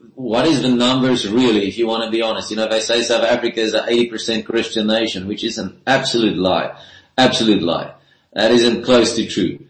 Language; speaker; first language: English; non-native, local second language; Afrikaans